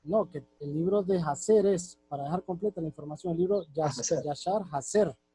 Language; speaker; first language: Spanish; native; Spanish